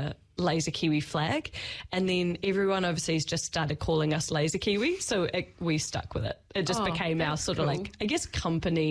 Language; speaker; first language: English; native; English